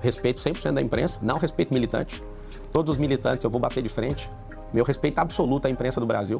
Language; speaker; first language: Portuguese; native; Portuguese